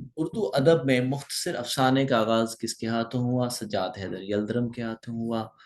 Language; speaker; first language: Urdu; non-native, local second language; Punjabi